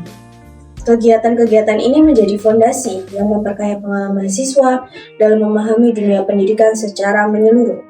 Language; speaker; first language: Indonesian; native; Indonesian